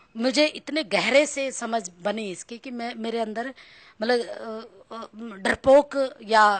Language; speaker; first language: Hindi; native; Hindi